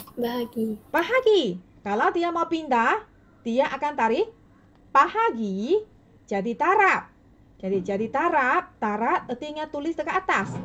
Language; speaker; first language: Malay; non-native, local second language; Chinese